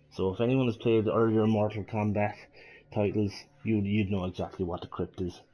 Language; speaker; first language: English; native; English